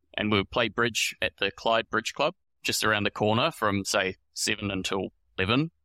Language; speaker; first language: English; native; English